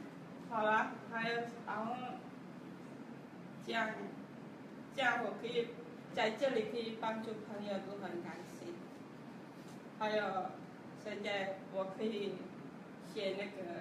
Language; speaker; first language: Chinese; non-native, learner; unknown